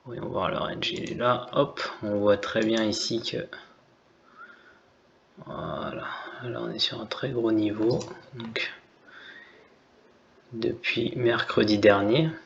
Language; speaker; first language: French; native; French